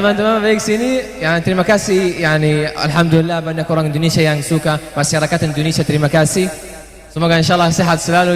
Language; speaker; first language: Indonesian; non-native, fluent; Arabic